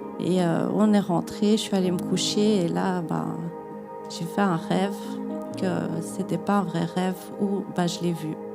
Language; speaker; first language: French; native; French